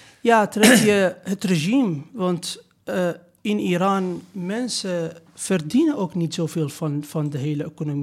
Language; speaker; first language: Dutch; non-native, learner; Persian